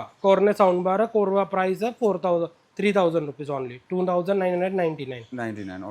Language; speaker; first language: Malayalam; non-native, fluent; Hindi